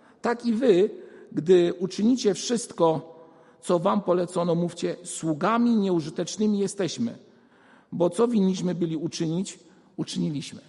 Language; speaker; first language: Polish; native; Polish